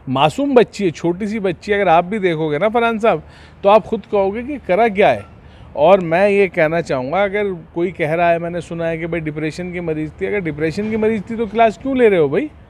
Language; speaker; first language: Hindi; native; Hindi